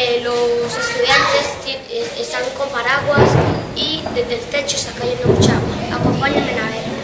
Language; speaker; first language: Spanish; native; Spanish